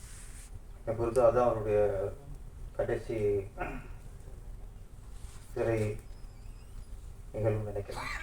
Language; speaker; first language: Tamil; native; Tamil